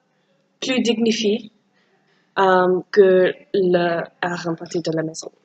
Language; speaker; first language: French; non-native, learner; English